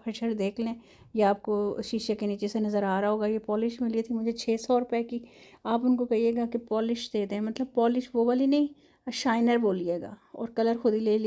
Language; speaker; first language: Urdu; non-native, local second language; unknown